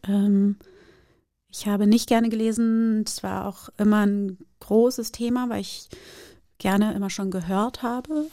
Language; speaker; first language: German; early bilingual, other home language; Portuguese